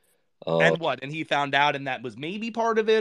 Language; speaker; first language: English; native; English